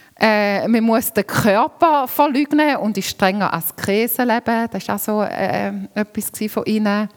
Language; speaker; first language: German; native; German